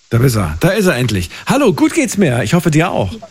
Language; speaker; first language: German; native; German